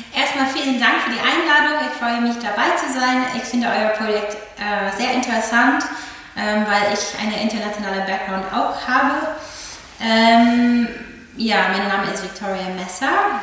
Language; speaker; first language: German; non-native, fluent; English